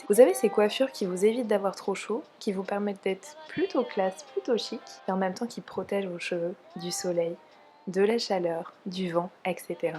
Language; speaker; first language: French; native; French